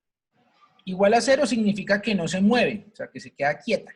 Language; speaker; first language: Spanish; native; Spanish